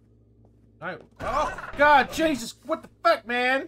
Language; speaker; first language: English; native; English